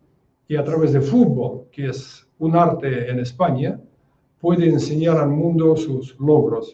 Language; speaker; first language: Spanish; non-native, fluent; Russian